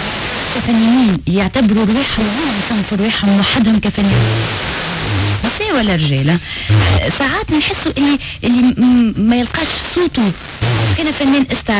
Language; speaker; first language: Arabic; native; Arabic